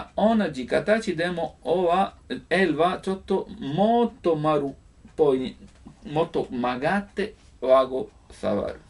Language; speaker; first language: Japanese; non-native, learner; Italian